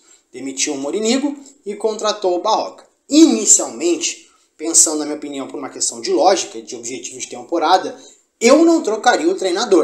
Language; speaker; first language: Portuguese; native; Portuguese